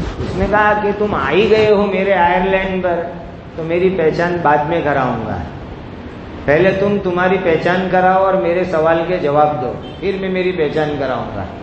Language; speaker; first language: Urdu; non-native, local second language; Gujarati